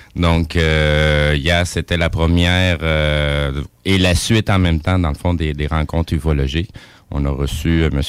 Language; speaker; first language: French; native; French